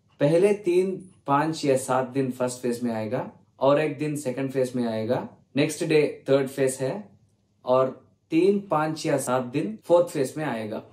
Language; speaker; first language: Hindi; non-native, learner; Tamil